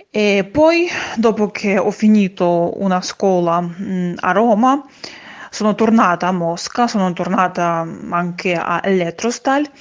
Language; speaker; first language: Italian; non-native, fluent; Russian